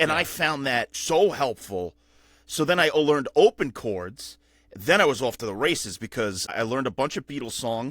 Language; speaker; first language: English; native; English